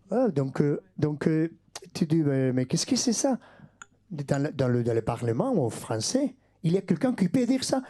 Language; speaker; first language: French; non-native, fluent; Basque